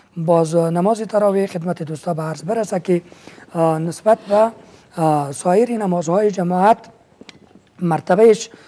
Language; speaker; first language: Persian; native; Persian